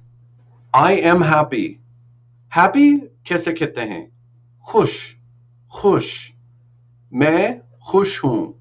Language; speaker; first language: Hindi; non-native, learner; English